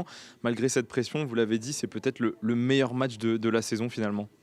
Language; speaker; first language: French; native; French